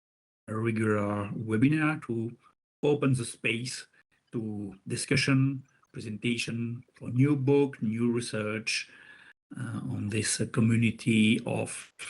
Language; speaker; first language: English; non-native, fluent; French